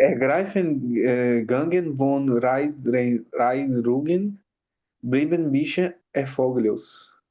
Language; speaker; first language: German; non-native, learner; Portuguese